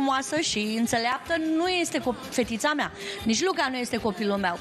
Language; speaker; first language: Romanian; native; Romanian